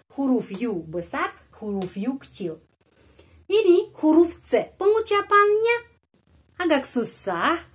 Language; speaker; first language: Indonesian; non-native, fluent; Russian